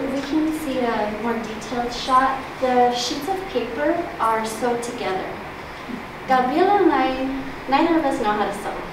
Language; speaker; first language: English; native; English